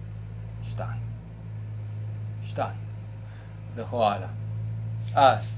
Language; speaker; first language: Hebrew; native; Hebrew